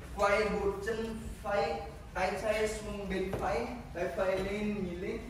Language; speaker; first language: Vietnamese; non-native, learner; Hindi